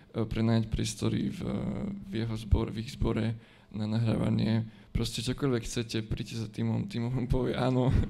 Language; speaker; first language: Slovak; native; Slovak